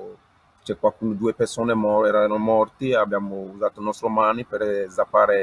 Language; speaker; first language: Italian; non-native, learner; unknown